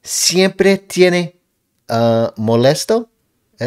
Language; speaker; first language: Spanish; non-native, learner; English